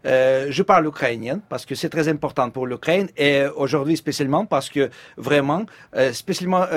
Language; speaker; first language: French; non-native, fluent; Russian